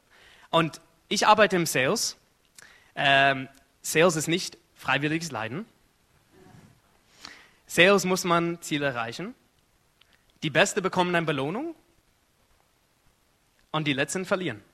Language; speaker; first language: German; non-native, fluent; Arabic